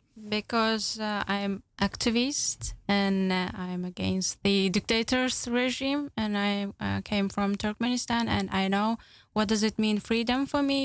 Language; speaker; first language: English; non-native, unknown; Turkmen